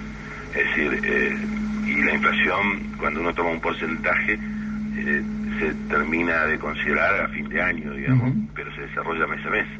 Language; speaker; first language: Spanish; native; Spanish